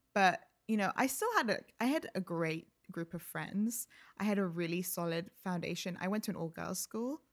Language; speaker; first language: English; native; English